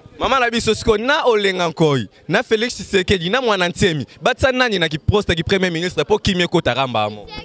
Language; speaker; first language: Lingala; native; Lingala